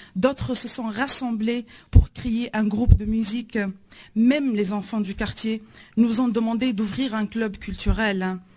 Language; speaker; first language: French; non-native, local second language; Arabic